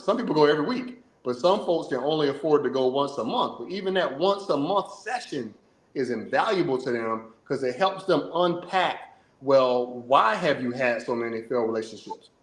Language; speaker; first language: English; native; English